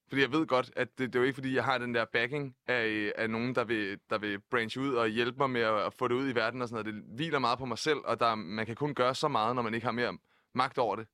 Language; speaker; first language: Danish; native; Danish